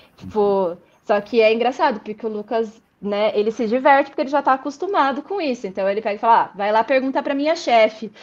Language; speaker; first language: Portuguese; native; Portuguese